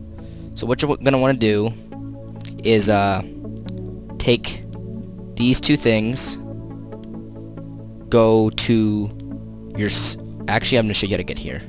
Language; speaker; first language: English; native; English